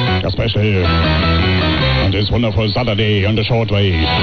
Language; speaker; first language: English; non-native, learner; German